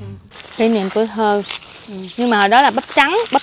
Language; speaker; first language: Vietnamese; native; Vietnamese